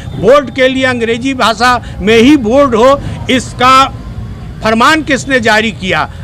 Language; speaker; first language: Hindi; native; Hindi